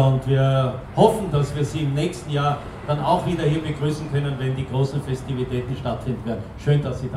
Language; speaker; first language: German; native; German